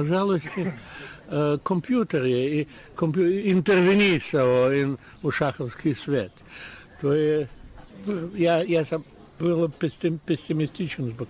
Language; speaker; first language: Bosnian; non-native, learner; Russian